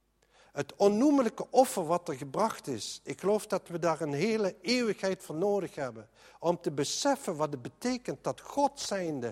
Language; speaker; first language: Dutch; native; Dutch